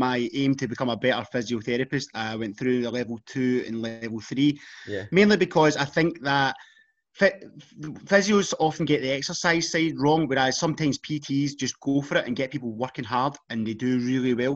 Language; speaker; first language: English; native; English